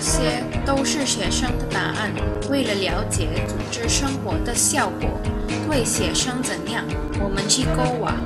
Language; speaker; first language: Chinese; non-native, learner; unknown